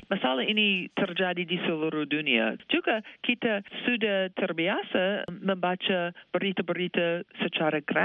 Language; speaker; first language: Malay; non-native, fluent; English